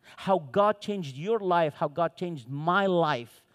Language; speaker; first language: English; non-native, fluent; Arabic